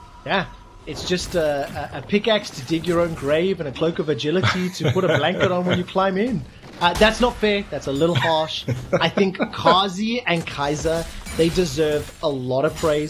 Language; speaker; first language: English; native; English